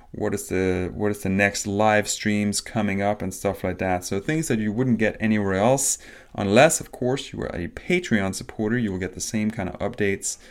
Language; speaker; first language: English; non-native, fluent; Danish